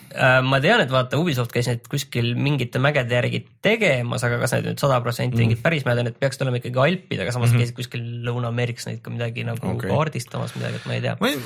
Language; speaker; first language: Estonian; native; Estonian